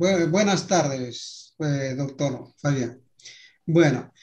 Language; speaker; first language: Spanish; native; Spanish